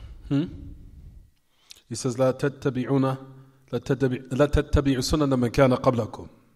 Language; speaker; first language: Arabic; non-native, fluent; English